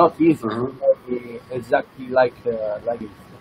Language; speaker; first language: English; non-native, learner; Italian